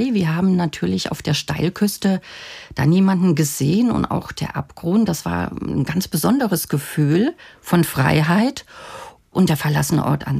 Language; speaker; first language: German; native; German